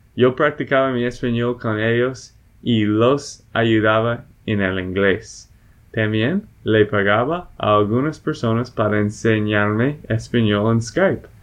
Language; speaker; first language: Spanish; non-native, fluent; English